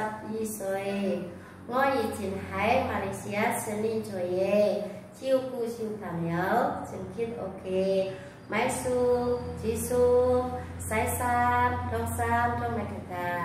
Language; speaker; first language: Cantonese; non-native, learner; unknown